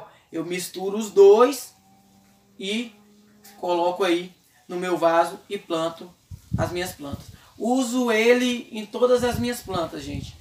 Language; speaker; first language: Portuguese; native; Portuguese